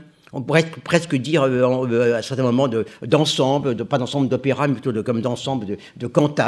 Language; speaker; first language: French; native; French